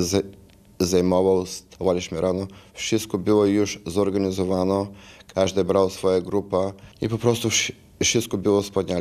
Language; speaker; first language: Polish; non-native, fluent; Bulgarian